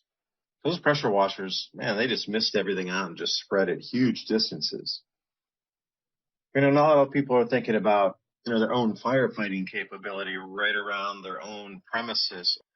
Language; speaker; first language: English; native; English